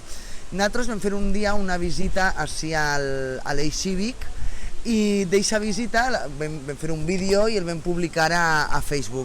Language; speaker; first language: Catalan; native; Catalan